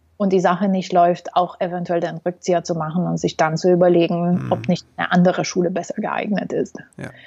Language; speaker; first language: German; non-native, fluent; Romanian